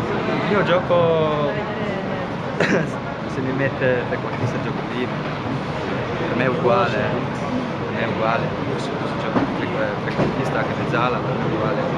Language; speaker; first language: Italian; non-native, fluent; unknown